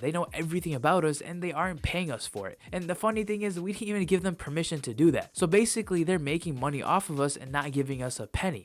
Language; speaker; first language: English; native; English